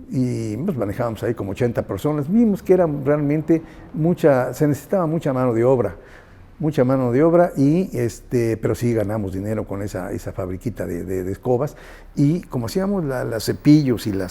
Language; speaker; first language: Spanish; native; Spanish